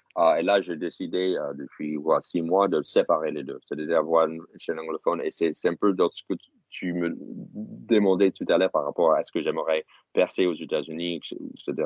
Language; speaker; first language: French; non-native, fluent; English